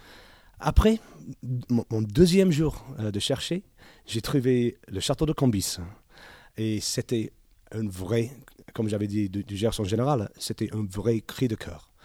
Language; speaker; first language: French; non-native, learner; English